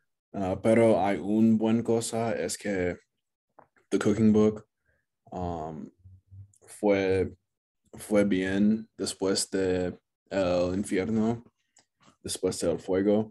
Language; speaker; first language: Spanish; non-native, learner; English